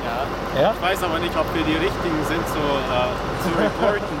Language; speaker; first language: German; early bilingual, other home language; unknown